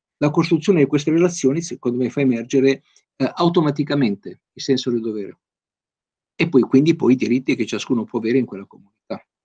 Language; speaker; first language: Italian; native; Italian